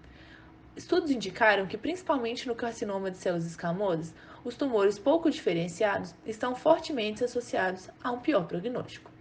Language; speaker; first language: Portuguese; native; Portuguese